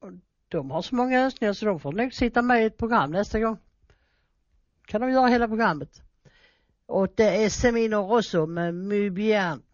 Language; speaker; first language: Swedish; native; Swedish